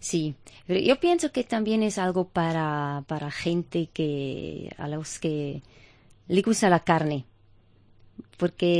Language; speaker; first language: Spanish; non-native, fluent; German